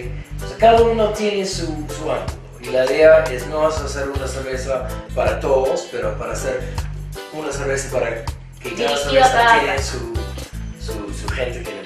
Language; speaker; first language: Spanish; non-native, fluent; English